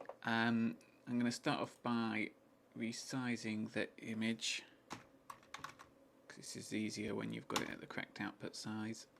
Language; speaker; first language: English; native; English